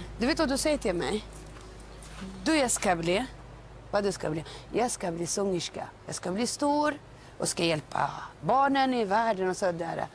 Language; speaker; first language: Swedish; non-native, fluent; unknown